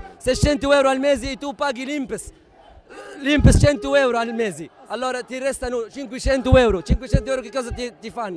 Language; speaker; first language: Italian; non-native, learner; Arabic